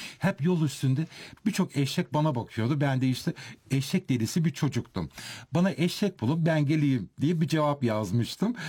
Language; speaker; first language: Turkish; early bilingual, heritage; Turkish